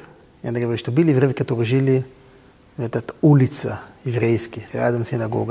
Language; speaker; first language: Russian; non-native, fluent; Hebrew